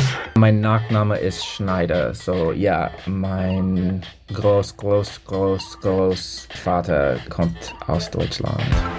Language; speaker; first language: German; non-native, learner; English